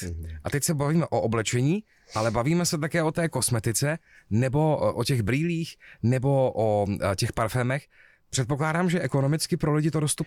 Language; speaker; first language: Czech; native; Czech